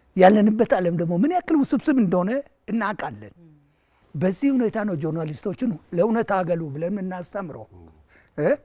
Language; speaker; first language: Amharic; non-native, local second language; Wolaytta